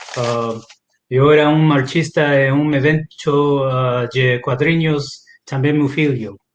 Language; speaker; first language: Portuguese; non-native, learner; English